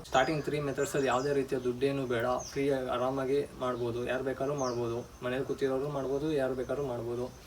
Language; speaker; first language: Kannada; native; Kannada